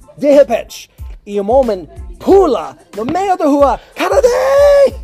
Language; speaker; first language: Portuguese; non-native, learner; English